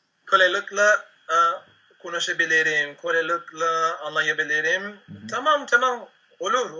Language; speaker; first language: Turkish; non-native, learner; Spanish